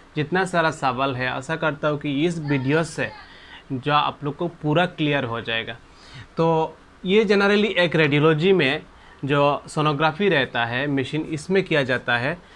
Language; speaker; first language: Hindi; non-native, local second language; Bangla